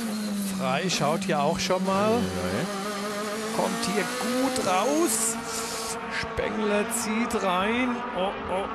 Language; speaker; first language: German; native; German